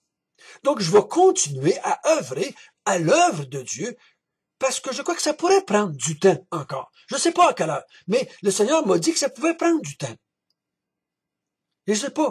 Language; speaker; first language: French; native; French